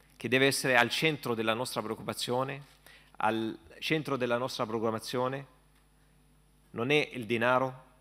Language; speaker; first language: Italian; non-native, fluent; Arabic